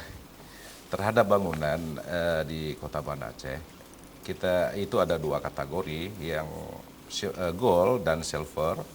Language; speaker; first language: Malay; native; Malay